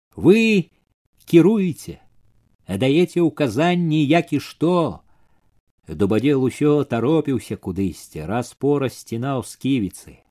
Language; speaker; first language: Belarusian; native; Belarusian